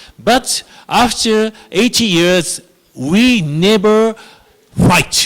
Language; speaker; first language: English; non-native, learner; Japanese